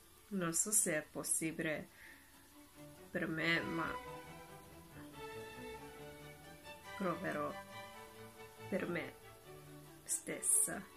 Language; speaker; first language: Italian; non-native, learner; Japanese